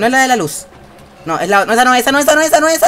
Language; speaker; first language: Spanish; native; Spanish